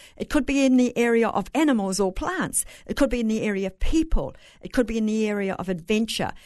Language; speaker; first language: English; native; English